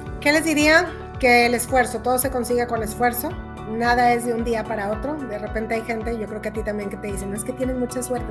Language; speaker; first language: Spanish; native; Spanish